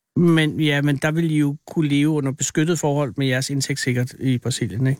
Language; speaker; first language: Danish; native; Danish